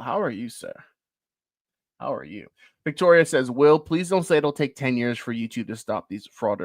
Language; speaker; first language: English; native; English